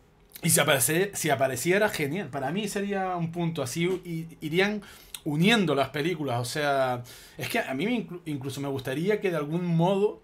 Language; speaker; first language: Spanish; native; Spanish